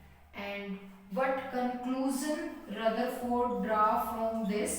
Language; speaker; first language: English; non-native, local second language; Hindi